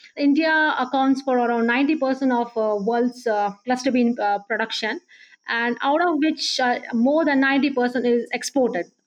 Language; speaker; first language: English; non-native, local second language; Marathi